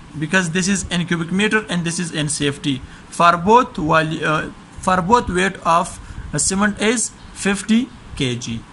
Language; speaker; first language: English; non-native, local second language; Urdu